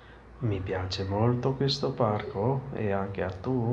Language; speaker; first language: Italian; non-native, learner; Urdu